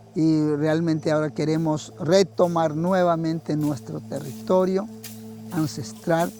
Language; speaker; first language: Spanish; non-native, local second language; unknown